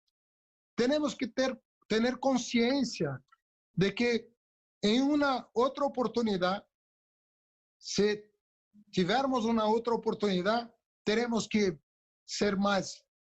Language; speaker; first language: Spanish; non-native, local second language; Portuguese